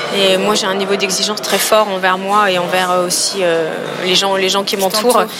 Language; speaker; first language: French; native; French